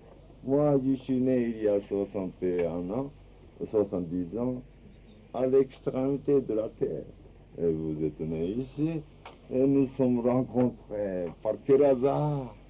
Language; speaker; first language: French; non-native, fluent; Japanese